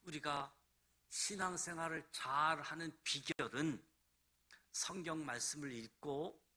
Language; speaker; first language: Korean; native; Korean